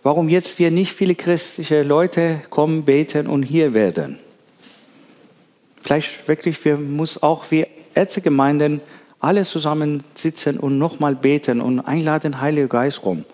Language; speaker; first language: German; non-native, learner; Persian